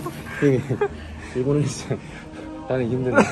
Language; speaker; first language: Korean; native; Korean